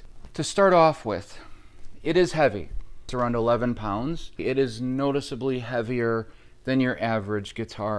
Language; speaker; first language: English; native; English